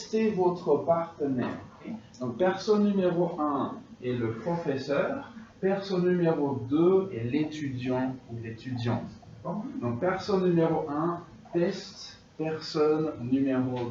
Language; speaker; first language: French; non-native, fluent; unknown